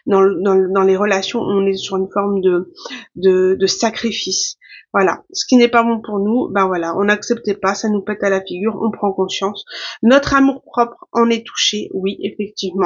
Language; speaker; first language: French; native; French